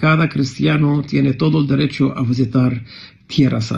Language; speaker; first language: Spanish; non-native, fluent; Arabic